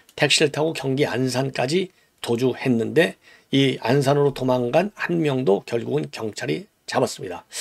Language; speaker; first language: Korean; native; Korean